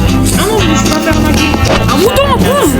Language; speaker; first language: French; native; French